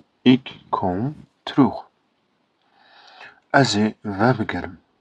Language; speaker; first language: Dutch; non-native, learner; Kurdish